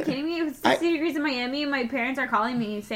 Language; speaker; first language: English; early bilingual, other home language; Spanish